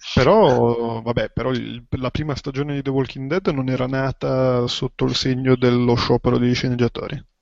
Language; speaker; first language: Italian; native; Italian